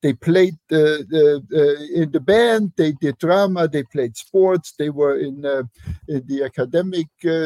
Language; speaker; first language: English; non-native, fluent; Luxembourgish